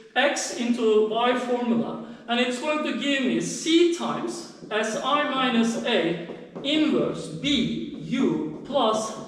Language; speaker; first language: English; non-native, fluent; Turkish